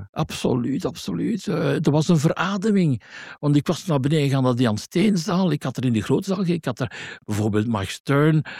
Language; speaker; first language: Dutch; native; Dutch